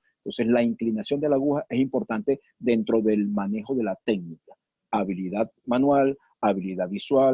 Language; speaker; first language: Spanish; native; Spanish